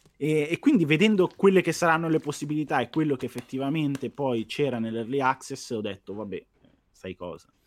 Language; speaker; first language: Italian; native; Italian